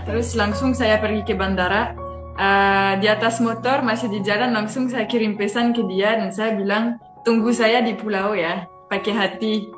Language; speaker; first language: Indonesian; non-native, fluent; French